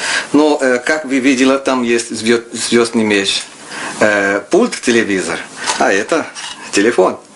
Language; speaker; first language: Russian; non-native, learner; Portuguese